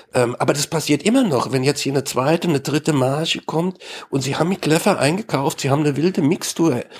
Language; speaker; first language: German; native; German